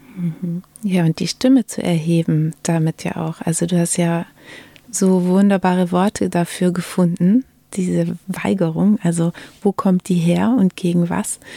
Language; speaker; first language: German; native; German